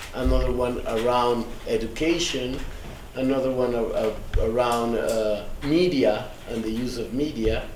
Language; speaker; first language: English; non-native, fluent; Spanish